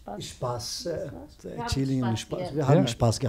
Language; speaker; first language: German; non-native, learner; Portuguese